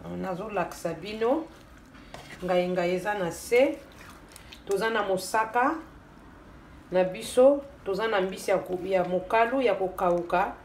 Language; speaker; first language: Lingala; native; Lingala